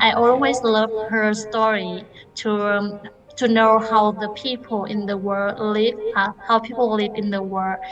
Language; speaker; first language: English; non-native, learner; Vietnamese